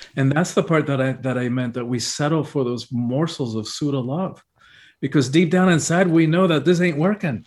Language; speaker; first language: English; early bilingual, other home language; Spanish